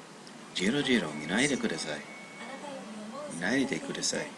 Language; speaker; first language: Japanese; non-native, learner; English